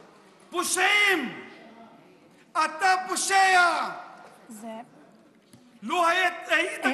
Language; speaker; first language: Hebrew; non-native, local second language; Arabic